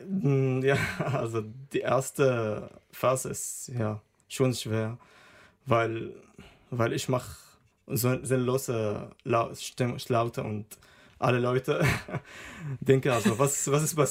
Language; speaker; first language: German; non-native, learner; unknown